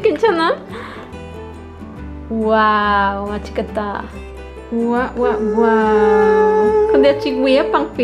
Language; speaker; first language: Korean; non-native, learner; Spanish